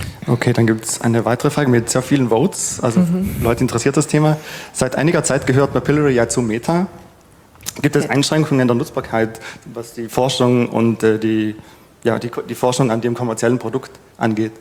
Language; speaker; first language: German; native; German